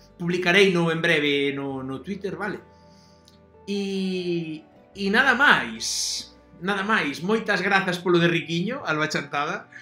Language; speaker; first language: Galician; non-native, local second language; Spanish